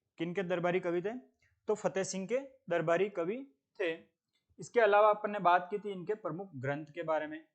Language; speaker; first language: Hindi; native; Hindi